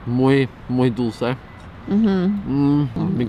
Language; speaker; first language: Spanish; non-native, learner; English